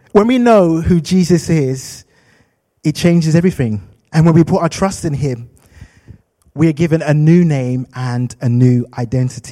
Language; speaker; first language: English; native; English